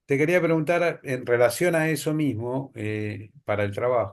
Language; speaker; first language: Spanish; native; Spanish